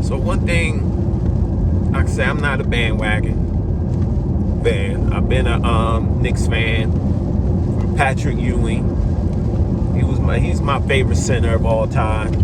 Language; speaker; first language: English; native; English